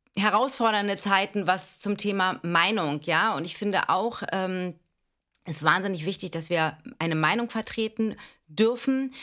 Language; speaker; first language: German; early bilingual, other home language; Greek